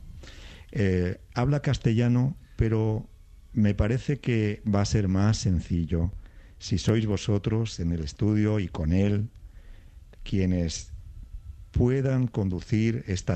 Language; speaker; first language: Spanish; native; Spanish